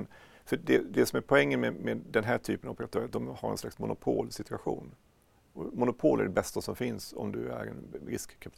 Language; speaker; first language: Swedish; native; Swedish